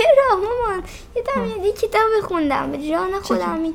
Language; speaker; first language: Persian; native; Persian